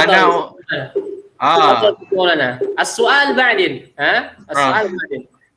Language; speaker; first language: Arabic; non-native, fluent; Indonesian